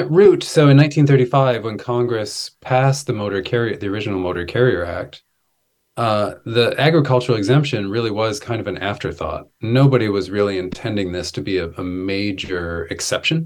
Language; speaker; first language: English; native; English